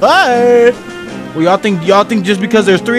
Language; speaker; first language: English; native; English